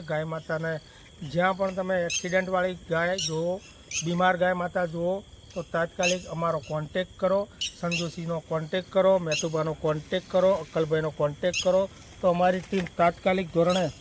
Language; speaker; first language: Gujarati; native; Gujarati